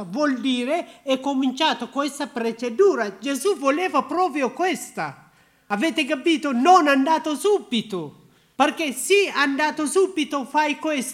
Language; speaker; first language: Italian; non-native, learner; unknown